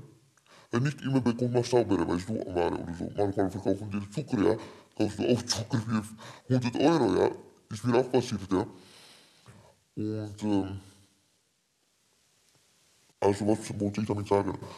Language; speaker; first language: German; non-native, fluent; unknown